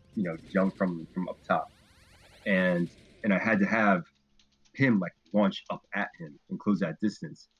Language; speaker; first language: English; native; English